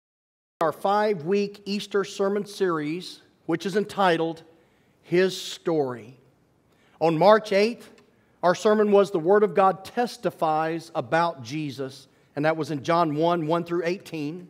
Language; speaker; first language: English; native; English